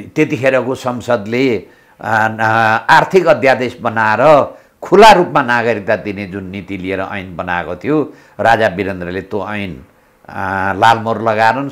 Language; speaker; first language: Nepali; native; Nepali